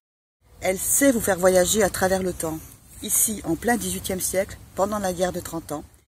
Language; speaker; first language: French; native; French